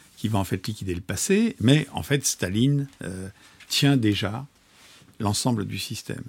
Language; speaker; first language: French; native; French